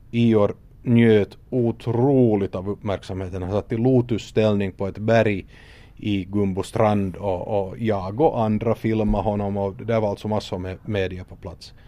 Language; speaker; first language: Swedish; native; Swedish